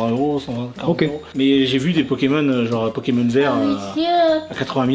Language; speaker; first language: French; native; French